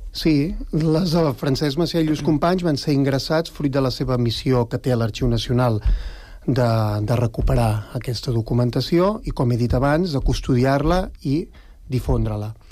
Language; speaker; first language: Catalan; native; Catalan